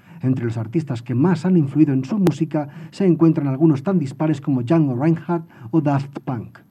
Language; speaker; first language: Spanish; native; Spanish